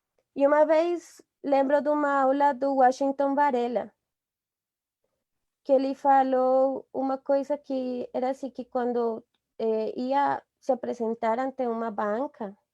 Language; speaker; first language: Portuguese; non-native, fluent; Spanish